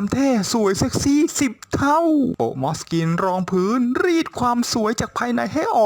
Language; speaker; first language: Thai; native; Thai